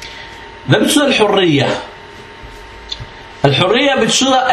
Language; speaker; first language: Danish; non-native, fluent; Arabic